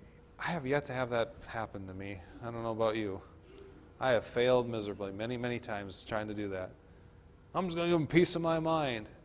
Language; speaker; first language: English; native; English